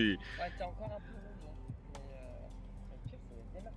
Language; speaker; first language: French; native; French